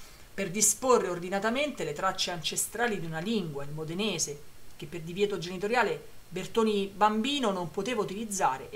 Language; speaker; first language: Italian; native; Italian